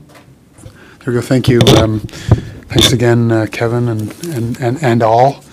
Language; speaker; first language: English; native; English